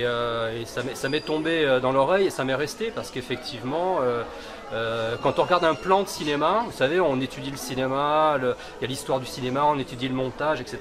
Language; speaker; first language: French; native; French